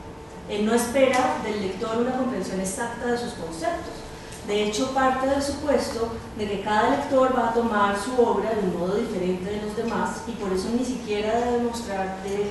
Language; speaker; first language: Spanish; native; Spanish